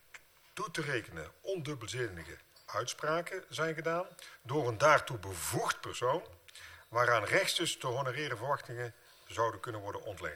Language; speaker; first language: Dutch; native; Dutch